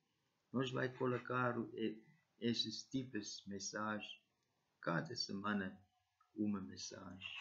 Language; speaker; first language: Portuguese; non-native, learner; English